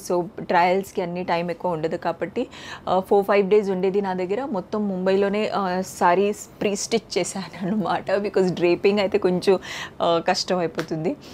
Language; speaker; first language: Telugu; non-native, fluent; Marathi